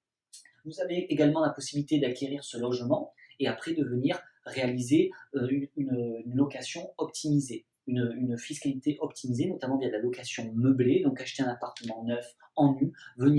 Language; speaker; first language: French; native; French